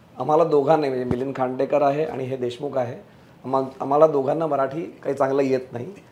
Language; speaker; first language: Marathi; early bilingual, heritage; Marathi